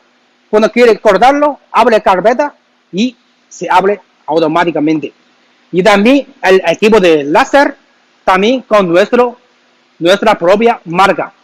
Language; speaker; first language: Spanish; non-native, learner; Chinese